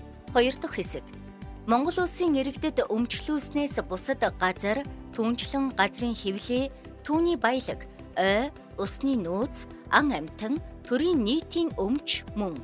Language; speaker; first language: Mongolian; native; Mongolian